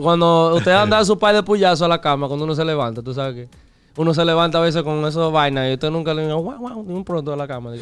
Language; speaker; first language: Spanish; early bilingual, heritage; Spanish